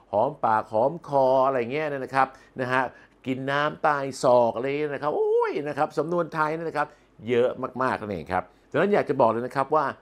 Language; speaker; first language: Thai; non-native, local second language; English